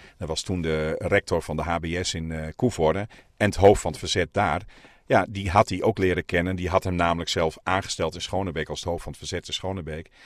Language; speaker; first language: Dutch; native; Dutch